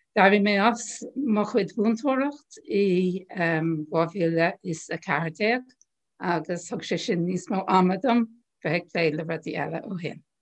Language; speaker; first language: Irish; non-native, local second language; English